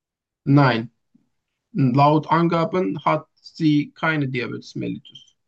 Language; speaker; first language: German; non-native, learner; Turkish